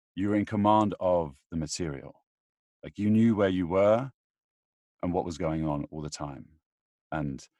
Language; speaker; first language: English; native; English